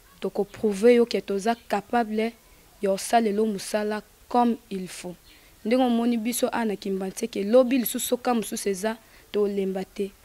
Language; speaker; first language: Lingala; native; Lingala